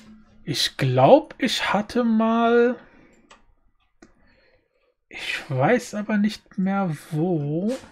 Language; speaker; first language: German; native; German